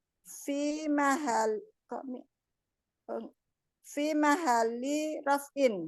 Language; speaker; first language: Arabic; non-native, learner; Indonesian